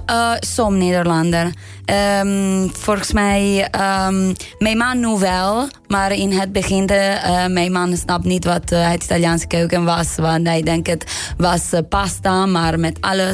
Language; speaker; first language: Dutch; non-native, learner; Italian